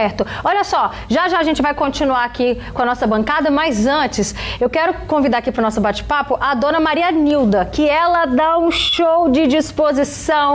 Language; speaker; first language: Portuguese; native; Portuguese